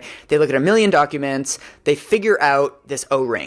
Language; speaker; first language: English; native; English